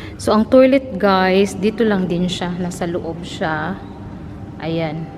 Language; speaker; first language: Filipino; non-native, local second language; Cebuano